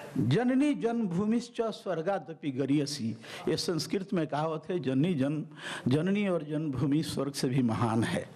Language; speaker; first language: Hindi; native; Hindi